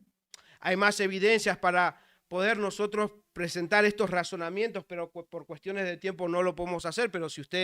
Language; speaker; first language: Spanish; native; Spanish